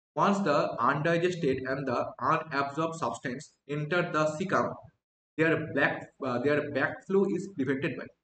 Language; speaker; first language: English; non-native, local second language; Bangla